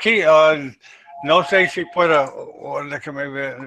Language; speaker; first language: Spanish; non-native, learner; English